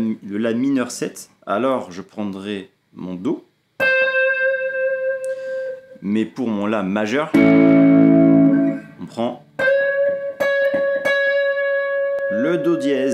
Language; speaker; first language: French; native; French